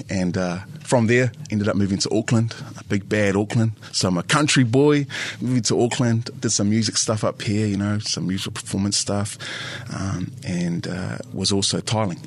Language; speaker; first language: English; native; English